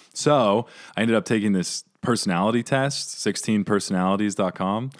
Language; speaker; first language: English; native; English